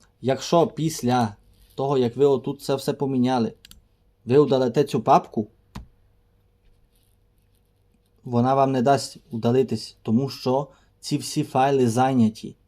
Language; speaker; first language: Ukrainian; native; Ukrainian